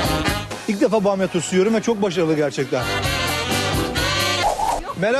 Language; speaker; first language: Turkish; native; Turkish